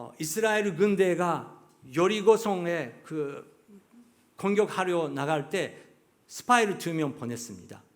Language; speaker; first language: Korean; non-native, fluent; Japanese